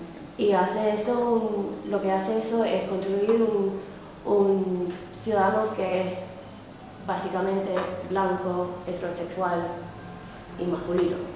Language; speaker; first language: Spanish; non-native, fluent; English